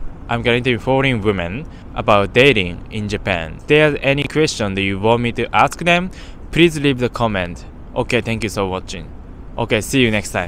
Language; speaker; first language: English; non-native, fluent; Japanese